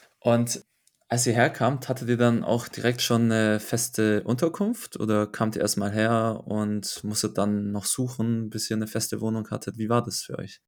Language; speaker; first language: German; native; German